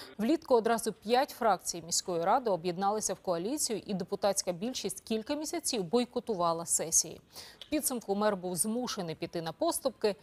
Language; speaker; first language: Ukrainian; native; Ukrainian